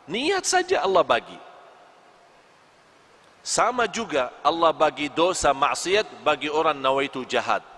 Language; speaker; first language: Indonesian; non-native, fluent; Arabic